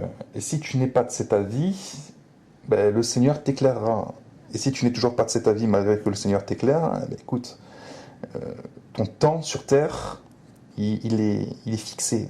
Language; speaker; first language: French; native; French